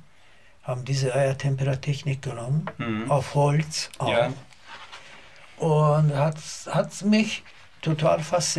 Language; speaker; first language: German; non-native, learner; Azerbaijani